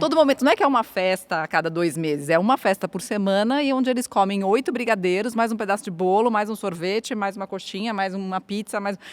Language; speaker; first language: Portuguese; native; Portuguese